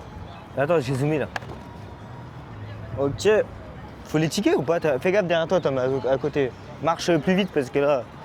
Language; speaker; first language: French; native; French